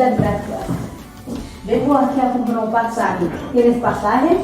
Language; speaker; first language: Spanish; non-native, learner; Haitian Creole